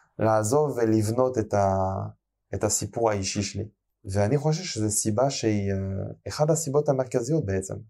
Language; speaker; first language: Hebrew; non-native, fluent; French